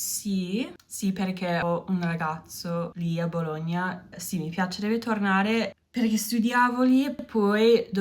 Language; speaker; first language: Italian; non-native, learner; English